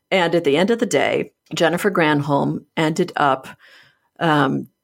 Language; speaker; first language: English; native; English